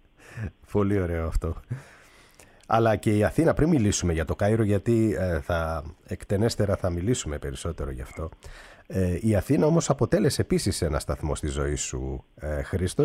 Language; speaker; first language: Greek; native; Greek